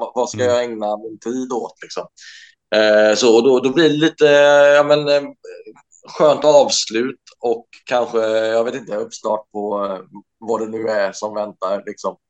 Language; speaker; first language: Swedish; native; Swedish